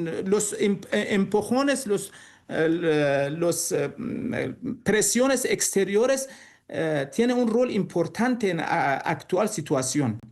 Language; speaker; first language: Spanish; non-native, learner; Persian